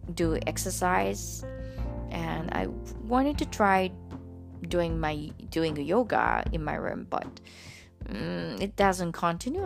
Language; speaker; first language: English; non-native, fluent; Japanese